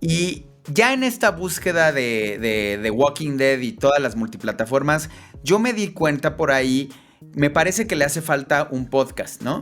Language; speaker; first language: Spanish; native; Spanish